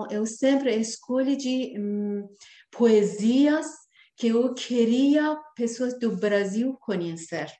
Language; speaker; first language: Portuguese; non-native, learner; Persian